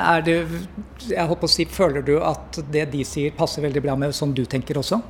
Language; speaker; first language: Norwegian; native; Norwegian